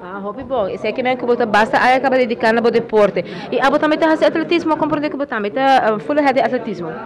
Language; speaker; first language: Portuguese; non-native, learner; Papiamento